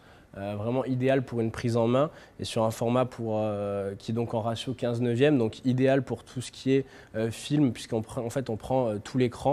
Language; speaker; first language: French; native; French